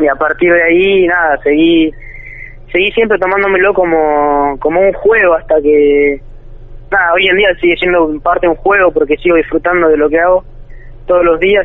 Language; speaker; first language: Spanish; native; Spanish